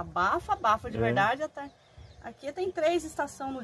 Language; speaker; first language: Portuguese; native; Portuguese